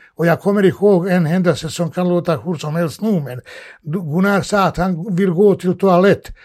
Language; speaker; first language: Swedish; non-native, fluent; Bosnian